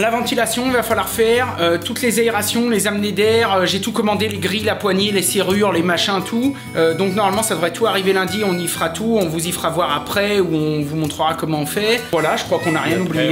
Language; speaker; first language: French; native; French